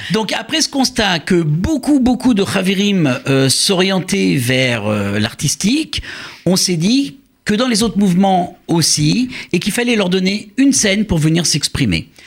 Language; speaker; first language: French; native; French